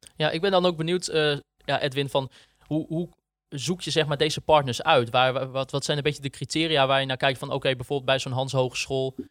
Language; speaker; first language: Dutch; native; Dutch